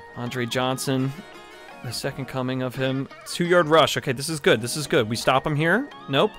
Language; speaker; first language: English; native; English